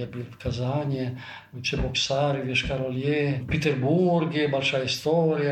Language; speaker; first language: Russian; non-native, fluent; Italian